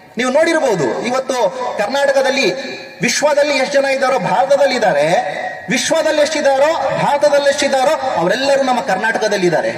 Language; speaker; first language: Kannada; non-native, local second language; Urdu